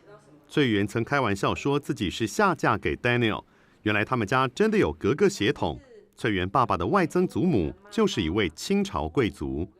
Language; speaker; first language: Chinese; native; Chinese